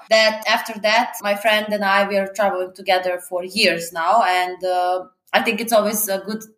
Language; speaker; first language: English; non-native, fluent; Serbian